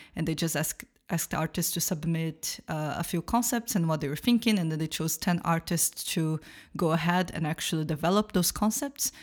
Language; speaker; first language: English; non-native, fluent; Portuguese